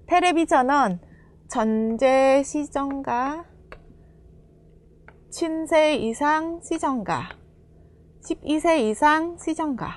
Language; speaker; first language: Korean; non-native, fluent; Vietnamese